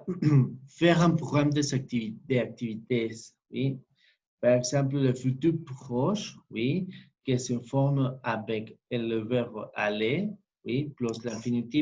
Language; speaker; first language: French; non-native, fluent; Spanish